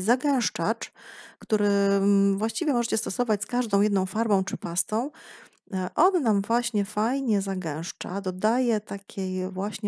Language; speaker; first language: Polish; native; Polish